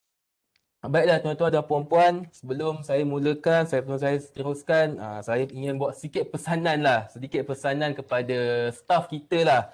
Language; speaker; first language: Malay; native; Malay